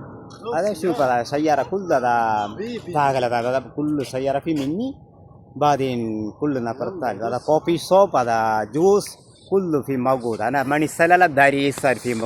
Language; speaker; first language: Arabic; non-native, learner; Malayalam